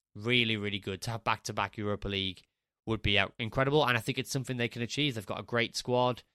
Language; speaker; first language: English; native; English